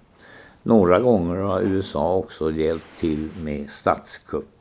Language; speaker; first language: Swedish; native; Swedish